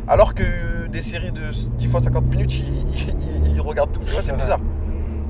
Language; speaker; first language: French; native; French